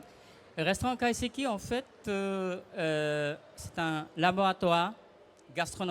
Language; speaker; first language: French; non-native, fluent; Japanese